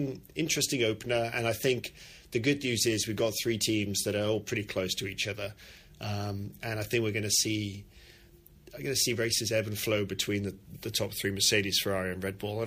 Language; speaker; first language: English; native; English